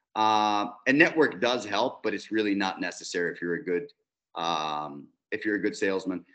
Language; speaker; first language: English; non-native, fluent; Spanish